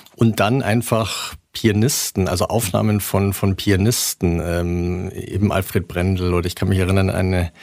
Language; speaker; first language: German; native; German